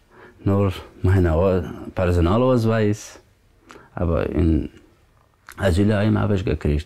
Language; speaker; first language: German; non-native, learner; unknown